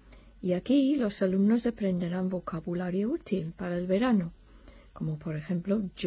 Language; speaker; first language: Spanish; non-native, fluent; English